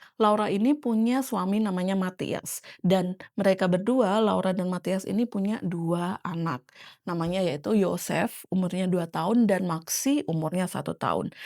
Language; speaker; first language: Indonesian; native; Indonesian